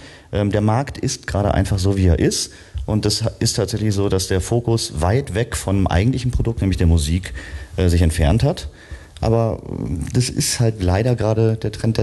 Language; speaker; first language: German; native; German